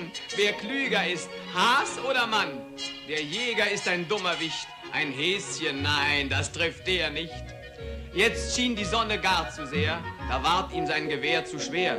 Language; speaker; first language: German; native; German